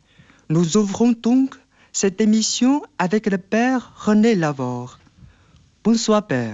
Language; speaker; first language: French; non-native, fluent; Chinese